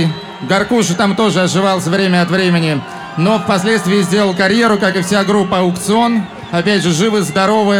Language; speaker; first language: Russian; native; Russian